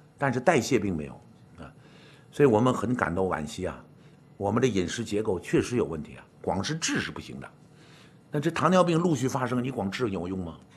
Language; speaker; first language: Chinese; native; Chinese